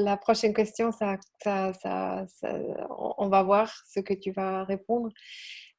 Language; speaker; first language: French; non-native, learner; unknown